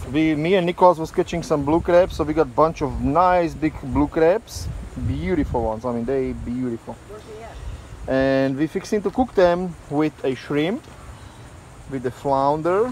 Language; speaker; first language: English; non-native, fluent; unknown